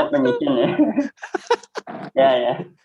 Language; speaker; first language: English; non-native, learner; Indonesian